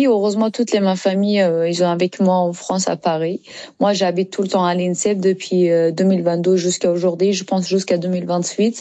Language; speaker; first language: French; non-native, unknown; Persian